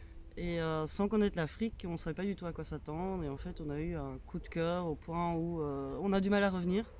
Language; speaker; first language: French; native; French